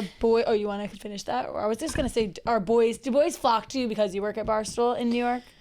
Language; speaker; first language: English; native; English